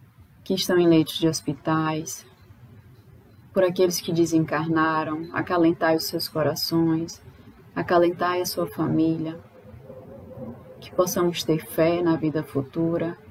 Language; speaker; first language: Portuguese; native; Portuguese